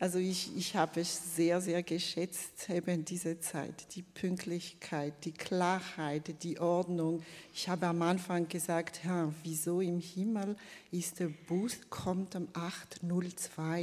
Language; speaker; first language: German; non-native, fluent; Malagasy